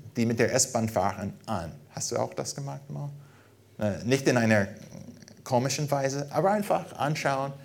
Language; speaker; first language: German; non-native, fluent; English